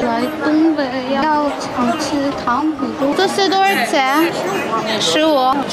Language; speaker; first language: Chinese; non-native, learner; Korean